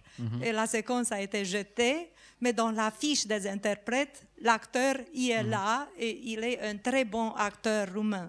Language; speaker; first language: French; non-native, fluent; Romanian